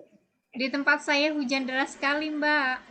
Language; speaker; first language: Indonesian; native; Indonesian